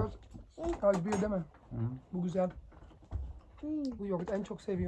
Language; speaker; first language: Turkish; early bilingual, heritage; Turkish